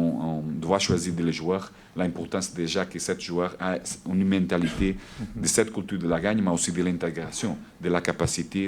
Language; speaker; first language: French; non-native, learner; Portuguese